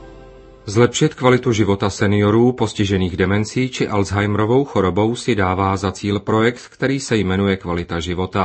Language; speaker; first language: Czech; native; Czech